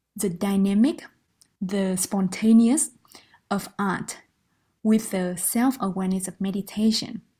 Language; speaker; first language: English; non-native, fluent; Vietnamese